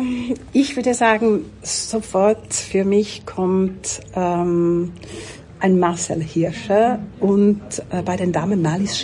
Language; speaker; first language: German; non-native, local second language; French